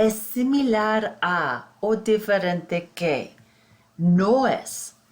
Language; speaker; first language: Spanish; non-native, fluent; English